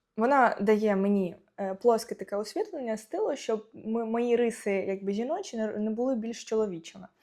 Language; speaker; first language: Ukrainian; non-native, local second language; Russian